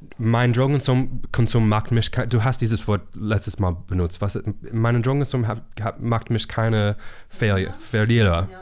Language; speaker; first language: German; non-native, learner; English